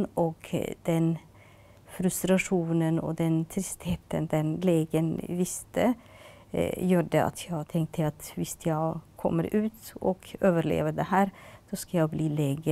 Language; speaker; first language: Norwegian; non-native, fluent; Tigrinya